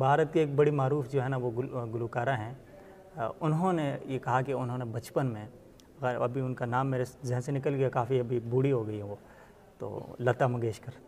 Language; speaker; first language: Urdu; non-native, local second language; Sicilian